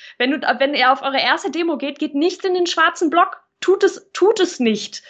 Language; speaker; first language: German; native; German